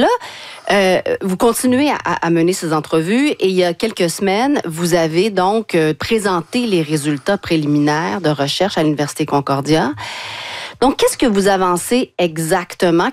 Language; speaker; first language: French; native; French